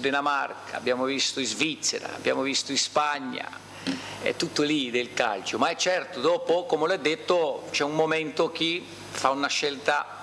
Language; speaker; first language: Italian; non-native, fluent; Portuguese